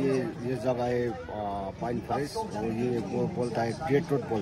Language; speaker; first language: Hindi; non-native, local second language; Nepali